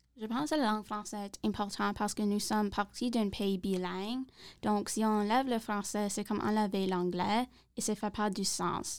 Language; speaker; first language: French; non-native, learner; English